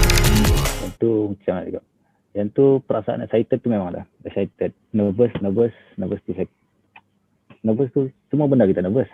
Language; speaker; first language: Malay; non-native, local second language; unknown